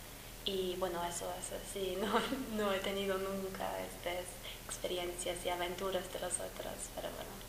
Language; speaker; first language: Spanish; non-native, fluent; English